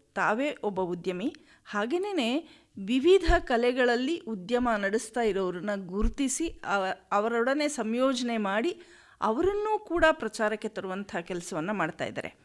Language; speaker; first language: Kannada; native; Kannada